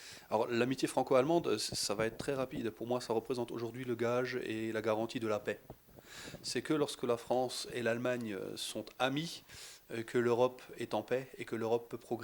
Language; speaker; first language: French; native; French